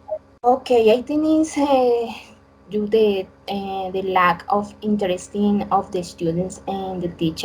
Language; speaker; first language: English; non-native, learner; Spanish